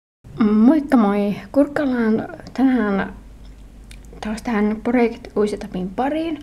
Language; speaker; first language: Finnish; native; Finnish